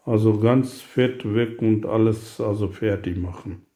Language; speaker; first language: German; non-native, learner; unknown